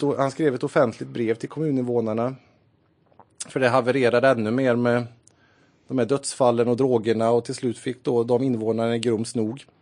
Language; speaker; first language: Swedish; native; Swedish